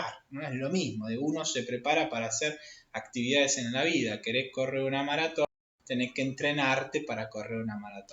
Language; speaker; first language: Spanish; native; Spanish